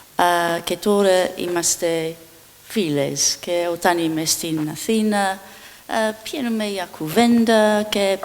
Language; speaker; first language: Greek; non-native, fluent; English